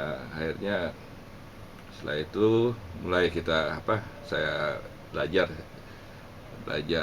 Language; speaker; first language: Indonesian; non-native, local second language; Javanese